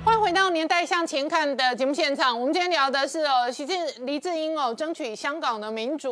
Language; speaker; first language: Chinese; native; Chinese